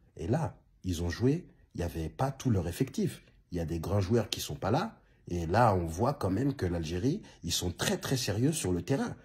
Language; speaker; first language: French; native; French